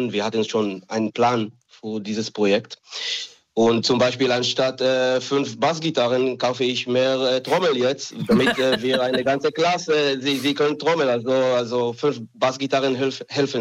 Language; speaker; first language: German; non-native, fluent; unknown